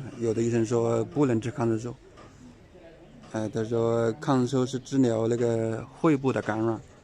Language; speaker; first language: Chinese; native; Chinese